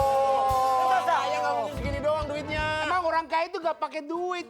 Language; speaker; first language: Indonesian; non-native, fluent; Japanese